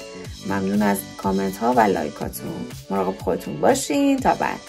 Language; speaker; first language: Persian; native; Persian